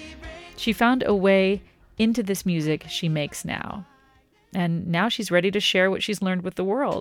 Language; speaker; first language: English; native; English